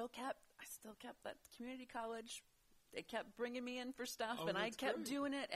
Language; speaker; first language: English; native; English